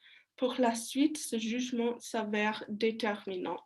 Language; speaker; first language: French; non-native, learner; English